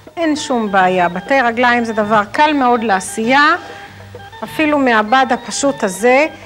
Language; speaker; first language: Hebrew; native; Hebrew